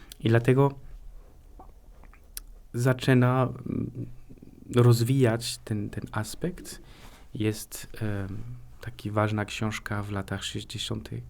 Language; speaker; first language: Polish; non-native, fluent; French